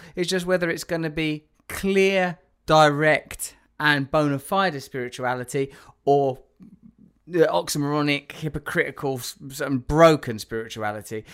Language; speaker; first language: English; native; English